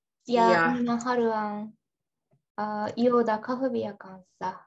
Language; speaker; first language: Finnish; non-native, learner; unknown